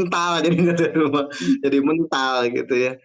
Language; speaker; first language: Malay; non-native, local second language; Sundanese